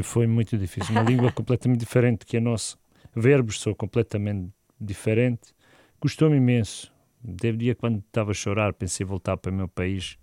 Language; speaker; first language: Portuguese; non-native, learner; Croatian